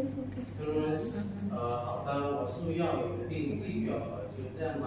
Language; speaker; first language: Chinese; non-native, learner; Indonesian